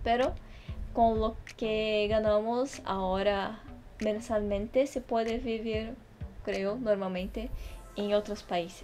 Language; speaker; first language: Spanish; non-native, fluent; Portuguese